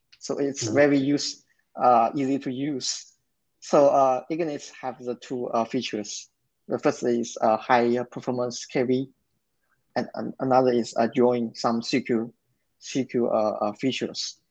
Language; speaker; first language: English; non-native, learner; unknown